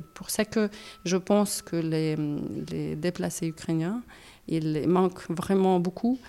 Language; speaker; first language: French; non-native, fluent; Ukrainian